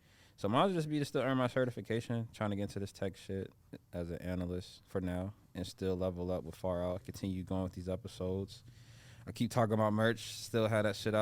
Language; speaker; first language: English; native; English